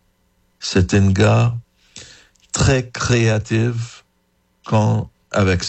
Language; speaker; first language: French; non-native, learner; English